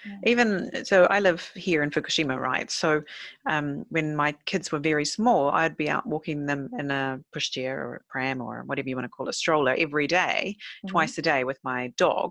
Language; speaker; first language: English; native; English